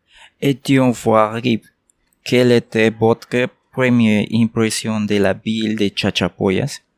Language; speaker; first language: French; non-native, learner; Spanish